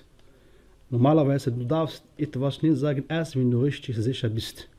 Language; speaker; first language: German; non-native, local second language; Arabic